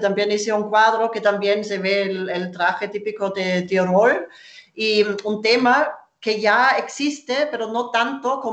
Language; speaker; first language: Spanish; non-native, fluent; German